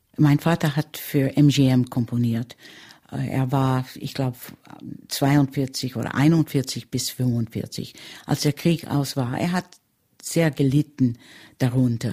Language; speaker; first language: German; early bilingual, heritage; German